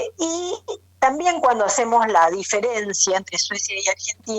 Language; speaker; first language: Spanish; native; Spanish